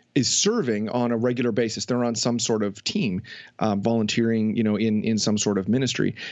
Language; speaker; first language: English; native; English